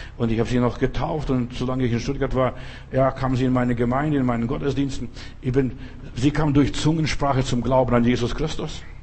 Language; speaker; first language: German; non-native, fluent; Lithuanian